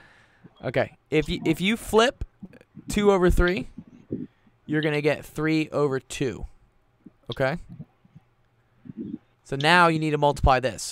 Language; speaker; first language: English; native; English